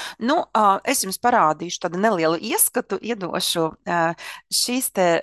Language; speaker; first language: Latvian; non-native, local second language; Russian